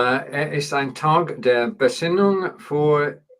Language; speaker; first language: German; non-native, learner; English